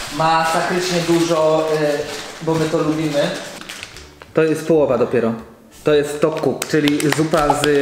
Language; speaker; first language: Polish; native; Polish